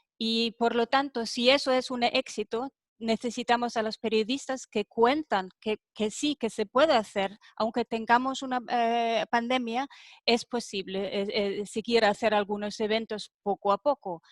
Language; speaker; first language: Spanish; non-native, fluent; German